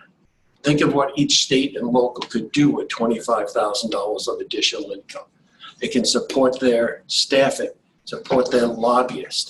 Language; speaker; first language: English; native; English